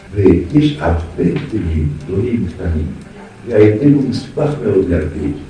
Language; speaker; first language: Hebrew; non-native, fluent; French